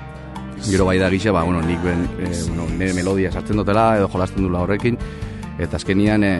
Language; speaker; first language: Basque; native; Basque